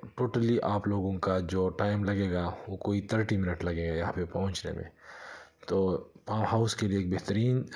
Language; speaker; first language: Urdu; non-native, local second language; Punjabi